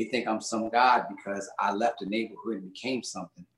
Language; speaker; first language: English; native; English